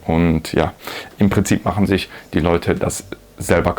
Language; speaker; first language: German; native; German